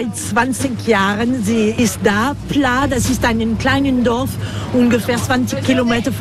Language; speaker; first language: German; non-native, learner; French